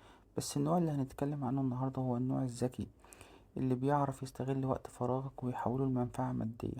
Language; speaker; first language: Arabic; native; Arabic